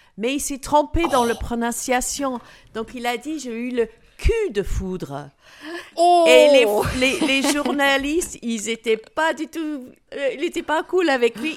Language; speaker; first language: French; non-native, fluent; English